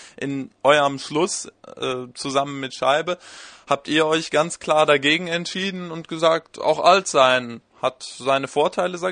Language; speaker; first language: German; native; German